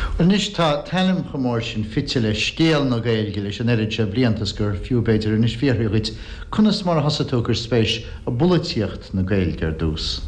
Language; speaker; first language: Irish; native; Irish